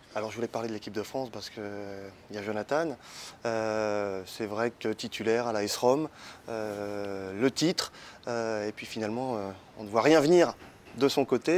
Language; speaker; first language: French; native; French